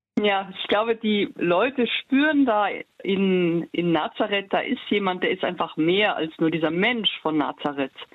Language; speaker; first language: German; early bilingual, heritage; German